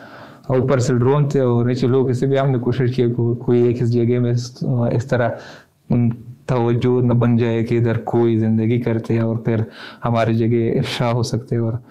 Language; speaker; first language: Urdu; non-native, fluent; Pashto